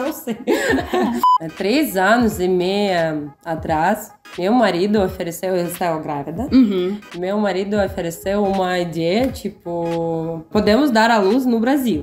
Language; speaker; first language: Portuguese; non-native, learner; Russian